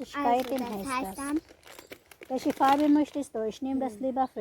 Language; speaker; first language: German; non-native, learner; Cebuano